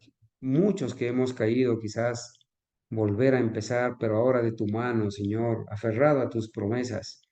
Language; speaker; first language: Spanish; native; Spanish